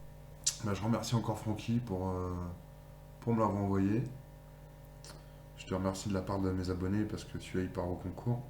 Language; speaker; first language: French; native; French